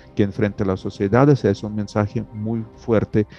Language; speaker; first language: Spanish; non-native, fluent; Russian